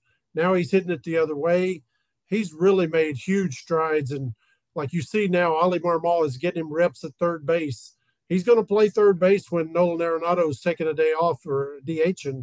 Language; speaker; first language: English; native; English